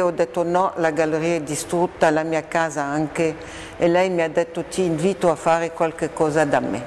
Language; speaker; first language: Italian; non-native, fluent; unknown